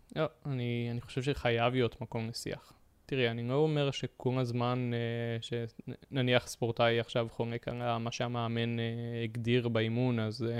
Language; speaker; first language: Hebrew; native; Hebrew